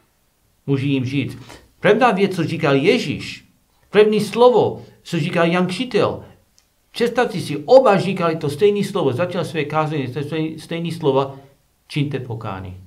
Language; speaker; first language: Czech; non-native, learner; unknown